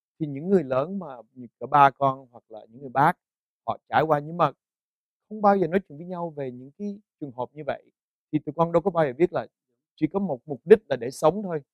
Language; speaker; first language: Vietnamese; early bilingual, heritage; Vietnamese